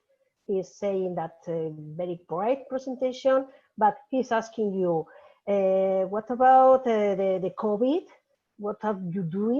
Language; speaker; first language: English; non-native, fluent; Spanish